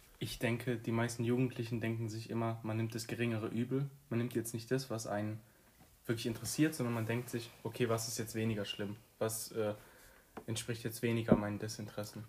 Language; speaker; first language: German; early bilingual, other home language; Albanian